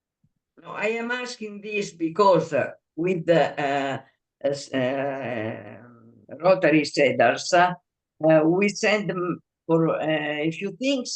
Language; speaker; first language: English; non-native, fluent; Italian